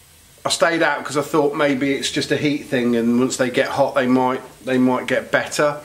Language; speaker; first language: English; native; English